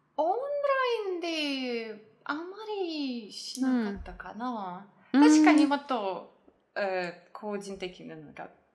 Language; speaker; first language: Japanese; non-native, fluent; Russian